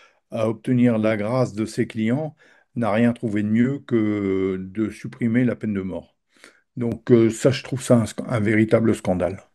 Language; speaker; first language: French; native; French